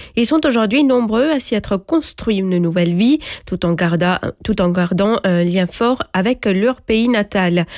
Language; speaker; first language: French; non-native, local second language; Morisyen